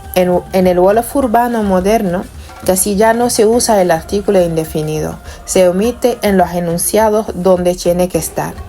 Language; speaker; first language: Spanish; non-native, fluent; Wolof